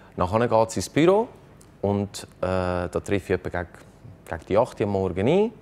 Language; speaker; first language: German; native; German